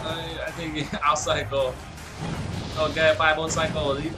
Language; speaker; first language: English; non-native, learner; Vietnamese